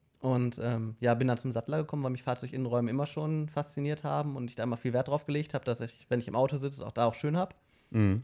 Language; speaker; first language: German; native; German